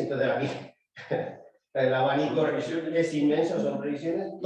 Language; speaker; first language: Spanish; native; Spanish